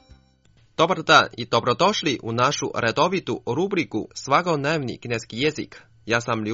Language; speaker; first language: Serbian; non-native, fluent; Chinese